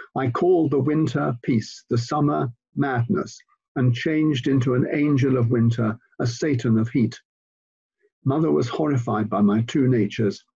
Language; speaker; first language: English; native; English